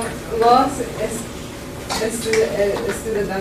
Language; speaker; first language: Spanish; non-native, learner; English